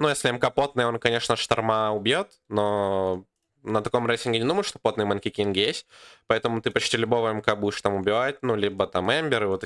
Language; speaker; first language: Russian; native; Russian